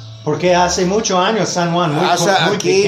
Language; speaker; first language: Spanish; non-native, learner; English